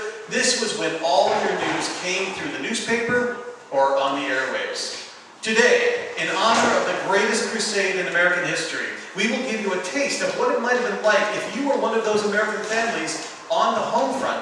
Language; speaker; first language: English; native; English